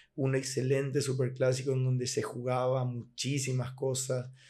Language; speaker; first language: Spanish; native; Spanish